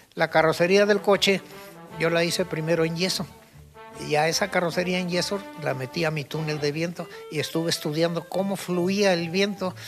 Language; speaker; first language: Spanish; native; Spanish